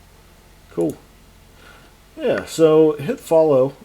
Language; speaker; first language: English; native; English